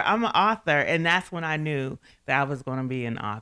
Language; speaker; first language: English; native; English